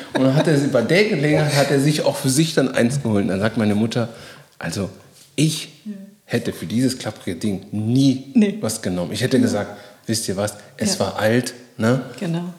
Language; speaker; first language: German; native; German